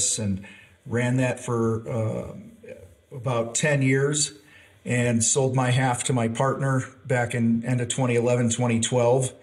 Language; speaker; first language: English; native; English